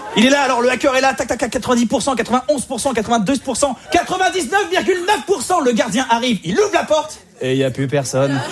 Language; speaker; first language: French; native; French